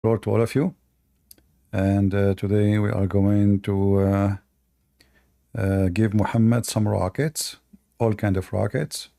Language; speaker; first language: English; non-native, fluent; Arabic